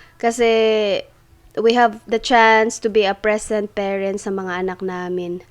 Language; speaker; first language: Filipino; non-native, local second language; Cebuano